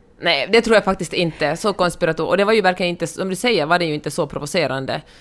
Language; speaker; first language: Swedish; native; Swedish